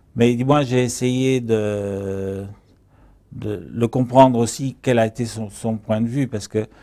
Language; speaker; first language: French; early bilingual, other home language; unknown